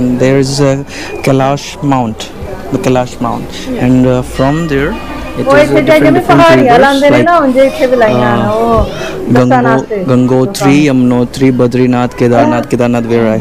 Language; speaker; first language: Hindi; native; Hindi